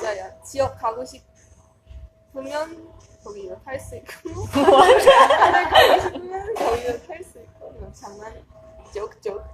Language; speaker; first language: Korean; non-native, learner; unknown